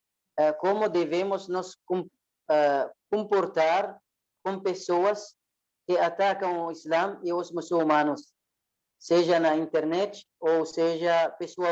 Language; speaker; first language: Portuguese; non-native, fluent; Arabic